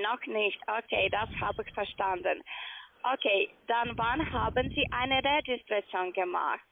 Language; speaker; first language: German; non-native, learner; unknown